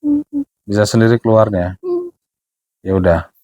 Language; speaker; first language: Indonesian; native; Indonesian